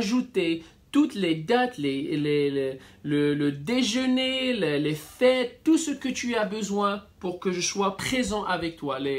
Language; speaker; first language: French; non-native, fluent; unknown